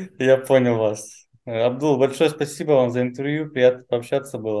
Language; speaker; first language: Russian; native; Russian